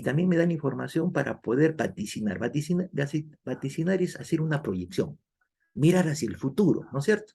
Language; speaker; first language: Spanish; native; Spanish